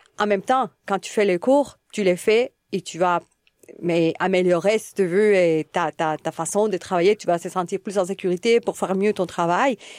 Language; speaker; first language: French; non-native, fluent; Spanish